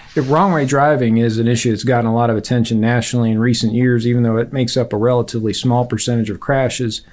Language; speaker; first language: English; native; English